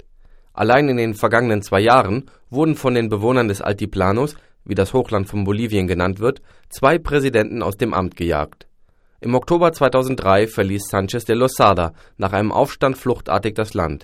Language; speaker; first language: German; native; German